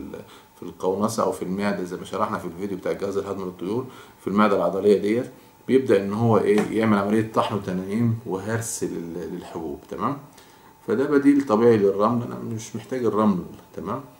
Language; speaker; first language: Arabic; native; Arabic